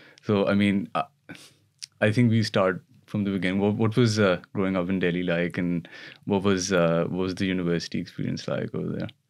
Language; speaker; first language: English; non-native, local second language; Urdu